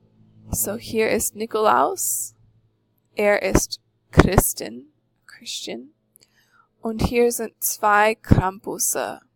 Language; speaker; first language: German; non-native, fluent; English